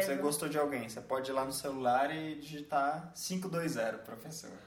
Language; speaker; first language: Portuguese; native; Portuguese